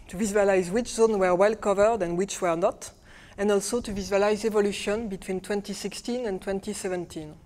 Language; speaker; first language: English; non-native, fluent; French